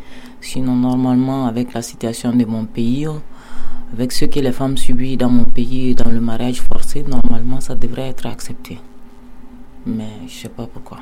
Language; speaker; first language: French; non-native, local second language; Bambara